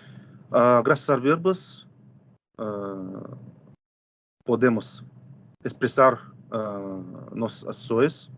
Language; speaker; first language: Portuguese; non-native, fluent; Russian